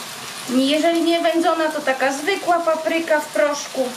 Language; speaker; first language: Polish; native; Polish